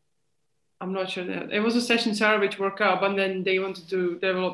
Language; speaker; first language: English; non-native, fluent; Czech